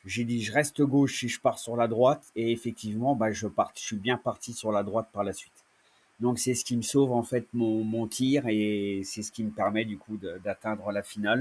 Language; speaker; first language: French; native; French